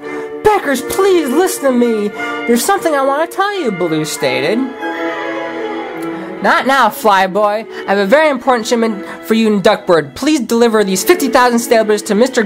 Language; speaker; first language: English; native; English